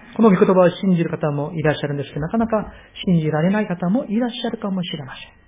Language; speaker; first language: Japanese; non-native, fluent; Korean